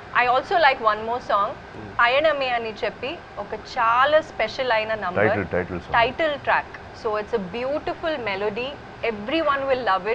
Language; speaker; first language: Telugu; early bilingual, heritage; Kannada